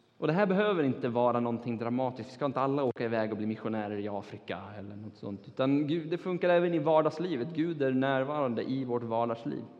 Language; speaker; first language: Swedish; non-native, fluent; Turkish